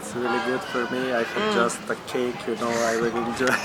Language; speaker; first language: English; non-native, fluent; Macedonian